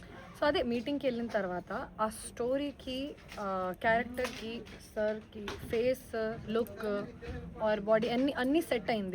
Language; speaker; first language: Telugu; non-native, fluent; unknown